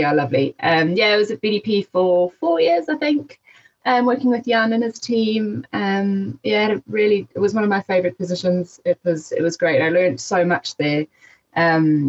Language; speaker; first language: English; native; English